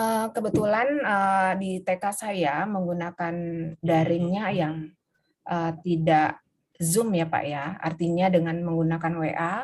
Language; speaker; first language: Indonesian; native; Indonesian